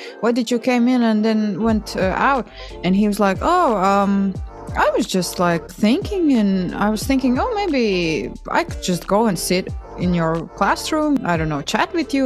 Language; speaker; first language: English; non-native, fluent; Latvian